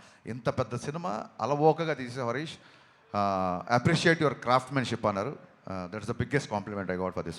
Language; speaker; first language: Telugu; native; Telugu